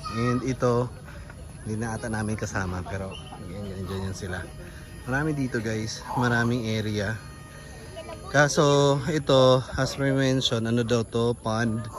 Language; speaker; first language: Filipino; non-native, local second language; Cebuano